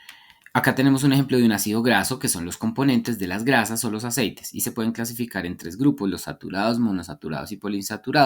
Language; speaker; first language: Spanish; native; Spanish